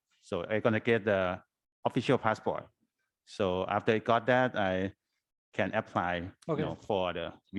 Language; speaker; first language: English; non-native, fluent; Thai